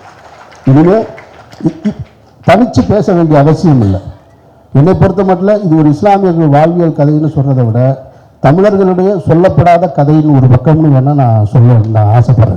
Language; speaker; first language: Tamil; native; Tamil